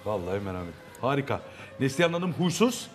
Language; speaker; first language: Turkish; native; Turkish